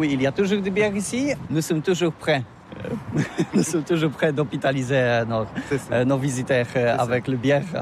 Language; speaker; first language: French; non-native, learner; Polish